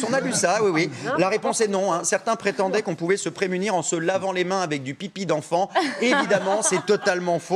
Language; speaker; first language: French; native; French